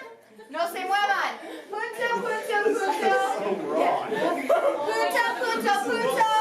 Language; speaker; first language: Spanish; non-native, fluent; English